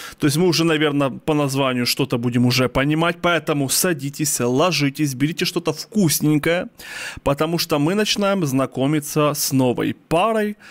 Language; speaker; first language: Russian; native; Russian